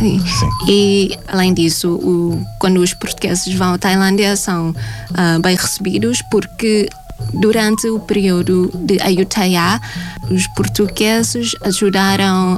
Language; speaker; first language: Portuguese; non-native, fluent; Thai